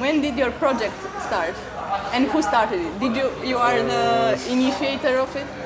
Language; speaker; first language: English; non-native, fluent; Romanian